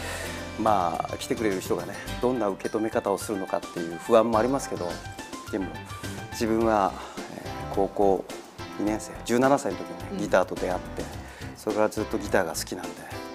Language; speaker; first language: Japanese; native; Japanese